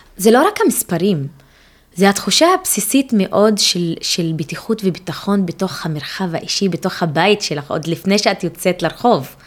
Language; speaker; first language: Hebrew; non-native, local second language; Arabic